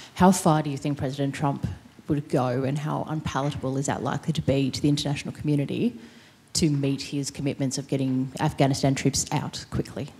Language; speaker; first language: English; non-native, fluent; Khmer